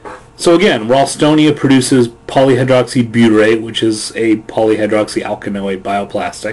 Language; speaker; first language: English; native; English